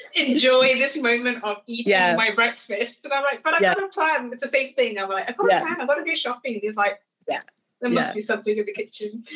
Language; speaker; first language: English; native; English